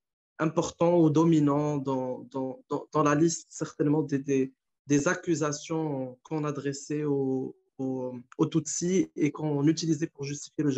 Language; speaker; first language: French; non-native, fluent; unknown